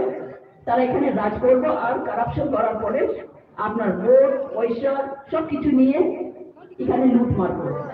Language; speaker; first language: Bangla; non-native, local second language; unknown